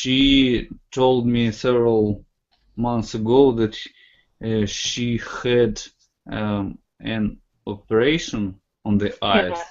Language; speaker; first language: English; non-native, learner; Russian